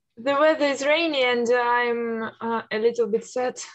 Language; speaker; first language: English; non-native, learner; Russian